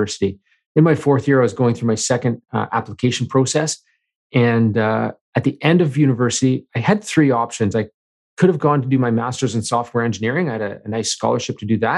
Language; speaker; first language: English; native; English